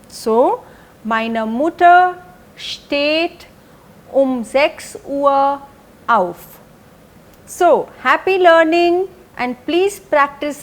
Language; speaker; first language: German; non-native, fluent; Hindi